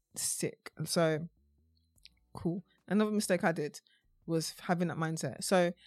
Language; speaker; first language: English; native; English